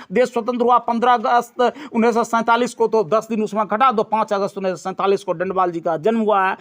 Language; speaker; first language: Hindi; native; Hindi